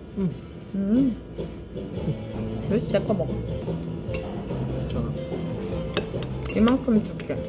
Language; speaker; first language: Korean; non-native, learner; English